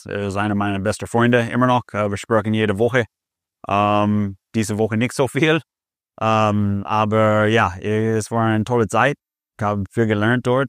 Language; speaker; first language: German; non-native, fluent; English